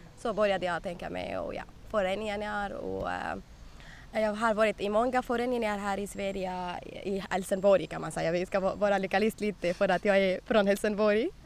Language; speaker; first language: Swedish; non-native, learner; Arabic